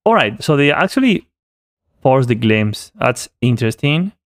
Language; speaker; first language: English; non-native, fluent; Spanish